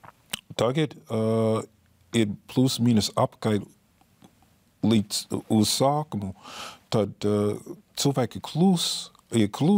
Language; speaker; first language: Latvian; non-native, fluent; English